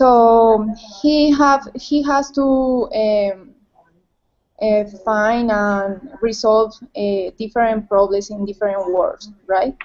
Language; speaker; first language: English; non-native, learner; Spanish